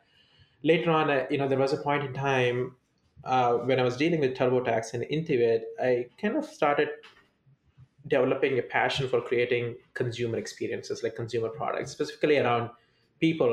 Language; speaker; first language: English; non-native, local second language; Telugu